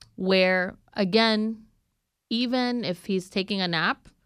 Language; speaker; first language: English; non-native, fluent; Spanish